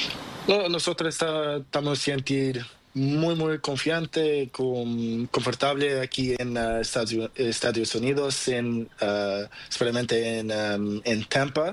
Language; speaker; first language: Spanish; non-native, learner; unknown